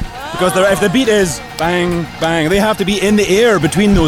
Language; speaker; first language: English; native; English